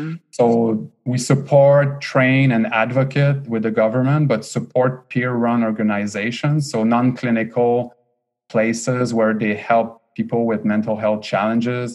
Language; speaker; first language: English; non-native, fluent; French